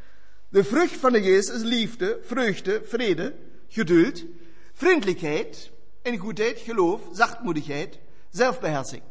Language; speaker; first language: Dutch; non-native, fluent; German